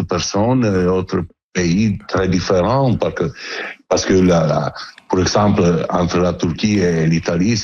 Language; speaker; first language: French; non-native, learner; Italian